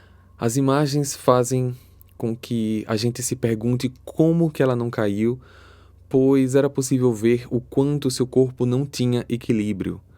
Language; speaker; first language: Portuguese; native; Portuguese